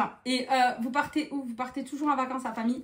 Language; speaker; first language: French; native; French